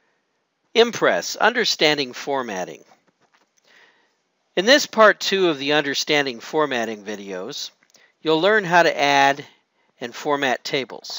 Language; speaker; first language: English; native; English